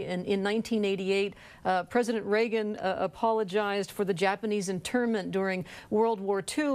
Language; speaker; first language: English; native; English